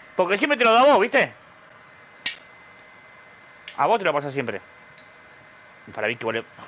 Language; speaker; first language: Spanish; native; Spanish